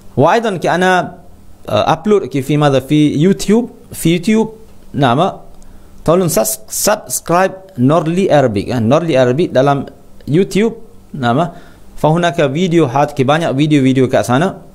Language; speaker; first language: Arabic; non-native, fluent; Malay